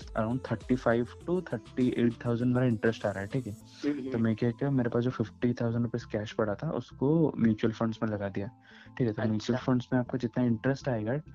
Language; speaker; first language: Hindi; non-native, local second language; Odia